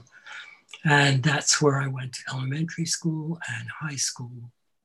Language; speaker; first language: English; native; English